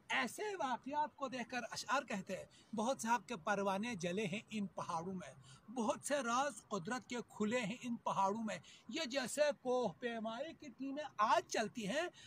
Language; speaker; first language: Urdu; native; Urdu